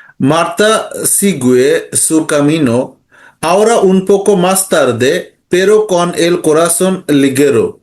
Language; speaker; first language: Spanish; non-native, learner; Bangla